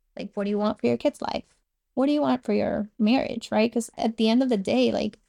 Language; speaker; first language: English; non-native, fluent; Spanish